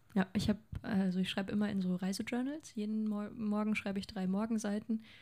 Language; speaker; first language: German; native; German